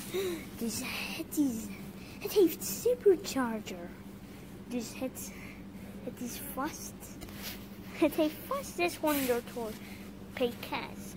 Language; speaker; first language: Dutch; non-native, learner; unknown